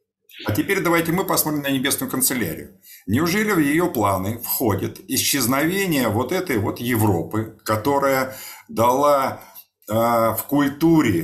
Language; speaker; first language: Russian; native; Russian